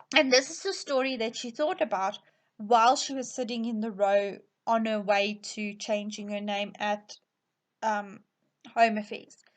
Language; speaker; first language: English; non-native, local second language; Afrikaans